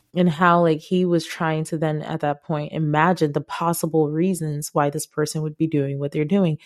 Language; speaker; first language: English; non-native, local second language; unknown